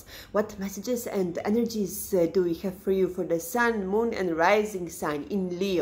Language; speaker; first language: English; non-native, fluent; Serbian